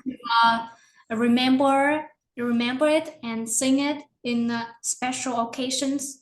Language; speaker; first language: English; non-native, learner; Vietnamese